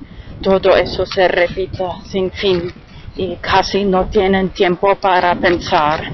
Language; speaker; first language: Spanish; non-native, fluent; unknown